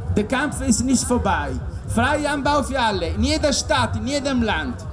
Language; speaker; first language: German; non-native, fluent; Italian